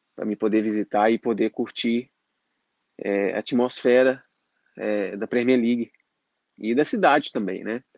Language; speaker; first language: Portuguese; native; Portuguese